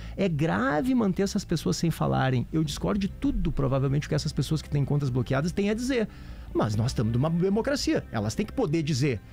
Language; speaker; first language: Portuguese; native; Portuguese